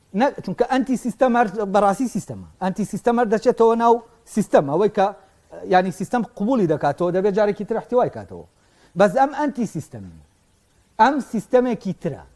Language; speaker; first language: Central Kurdish; native; Central Kurdish